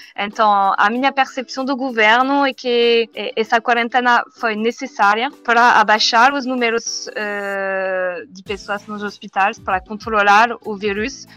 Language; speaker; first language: Portuguese; non-native, learner; French